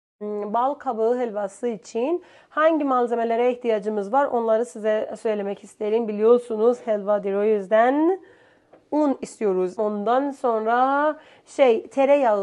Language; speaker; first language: Turkish; non-native, fluent; Persian